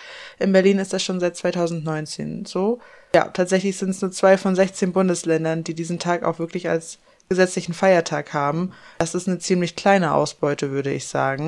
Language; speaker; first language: German; native; German